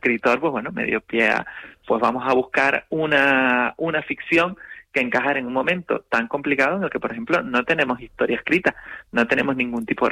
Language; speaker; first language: Spanish; native; Spanish